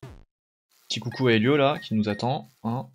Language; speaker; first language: French; native; French